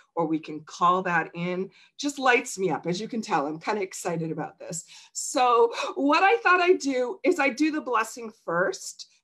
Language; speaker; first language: English; native; English